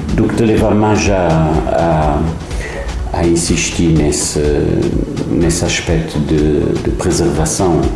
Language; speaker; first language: Portuguese; non-native, fluent; Kabuverdianu